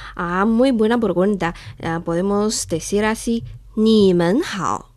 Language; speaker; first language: Spanish; non-native, fluent; Chinese